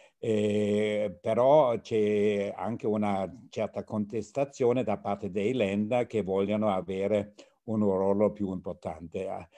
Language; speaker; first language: Italian; non-native, fluent; German